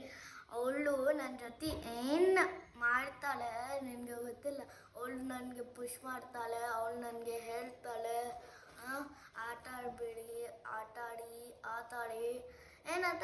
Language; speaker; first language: Kannada; non-native, local second language; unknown